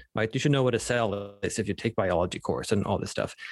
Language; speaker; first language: English; non-native, fluent; Swedish